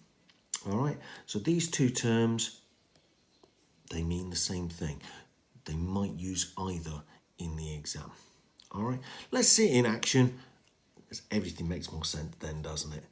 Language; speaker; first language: English; native; English